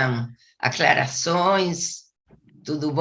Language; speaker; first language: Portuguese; non-native, learner; Spanish